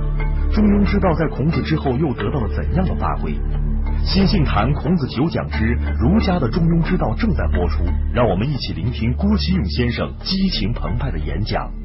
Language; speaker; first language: Chinese; native; Chinese